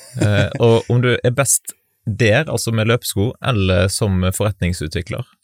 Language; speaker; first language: Norwegian; native; Norwegian